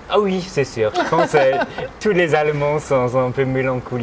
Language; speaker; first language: French; non-native, fluent; German